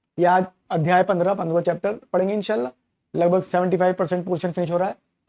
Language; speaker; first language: Urdu; native; Urdu